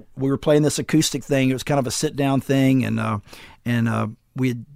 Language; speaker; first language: English; native; English